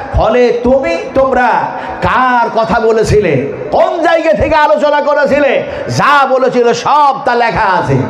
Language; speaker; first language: Bangla; non-native, local second language; Urdu